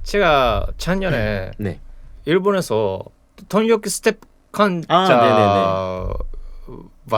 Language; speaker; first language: Korean; non-native, fluent; Japanese